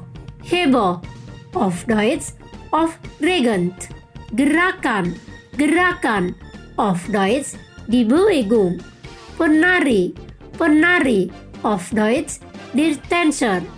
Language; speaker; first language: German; non-native, fluent; Indonesian